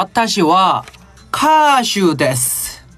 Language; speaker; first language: Japanese; non-native, learner; Korean